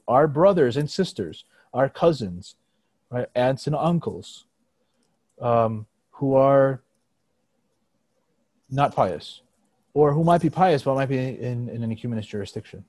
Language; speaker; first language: English; native; English